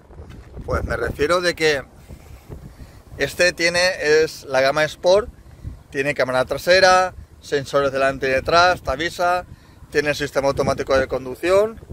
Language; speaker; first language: Spanish; native; Spanish